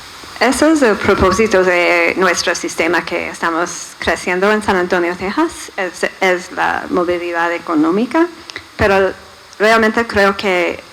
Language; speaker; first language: Spanish; non-native, fluent; English